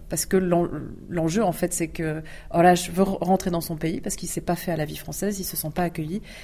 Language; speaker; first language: French; early bilingual, other home language; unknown